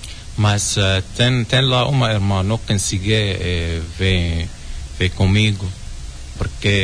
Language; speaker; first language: Portuguese; non-native, learner; Arabic